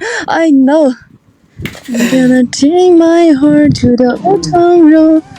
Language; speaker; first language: English; non-native, learner; Chinese